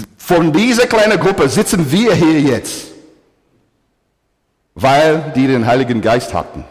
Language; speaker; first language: German; non-native, fluent; English